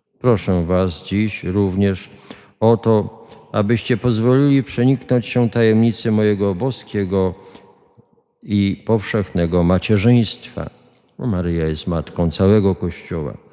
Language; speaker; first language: Polish; native; Polish